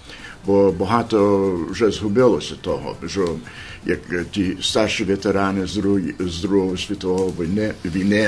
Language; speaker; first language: Ukrainian; early bilingual, heritage; Ukrainian